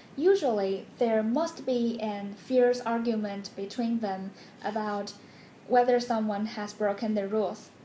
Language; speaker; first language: English; non-native, fluent; Chinese